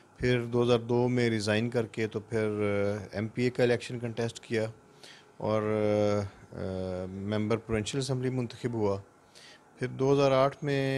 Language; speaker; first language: Urdu; non-native, local second language; Punjabi